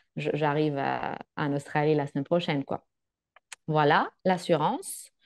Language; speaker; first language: French; non-native, fluent; Greek